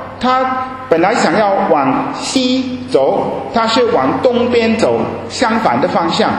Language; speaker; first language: Chinese; non-native, fluent; German